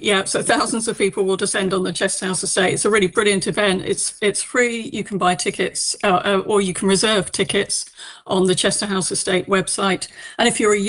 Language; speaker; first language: English; native; English